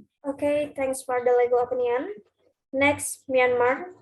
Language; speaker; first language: English; non-native, learner; Indonesian